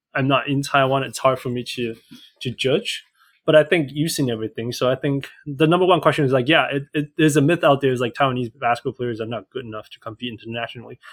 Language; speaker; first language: English; native; English